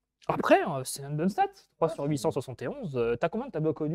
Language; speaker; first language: French; native; French